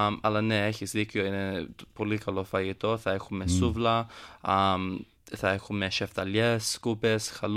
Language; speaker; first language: Greek; early bilingual, heritage; Greek